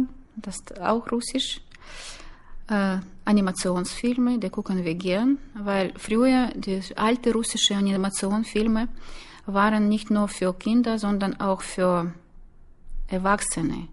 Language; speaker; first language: German; non-native, learner; Russian